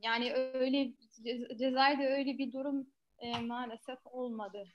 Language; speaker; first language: Turkish; non-native, fluent; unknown